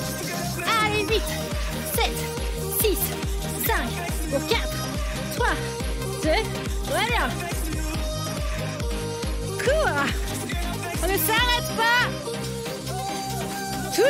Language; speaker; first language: French; native; French